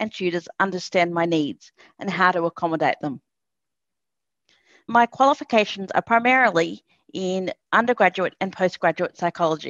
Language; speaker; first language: English; native; English